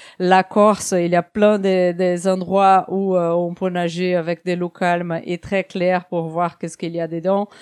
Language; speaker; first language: French; non-native, fluent; Portuguese